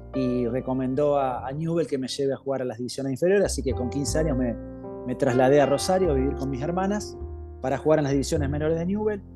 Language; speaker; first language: Spanish; native; Spanish